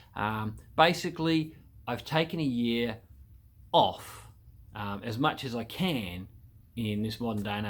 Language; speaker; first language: English; native; English